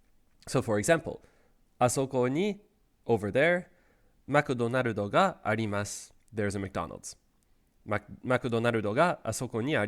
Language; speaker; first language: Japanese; non-native, fluent; English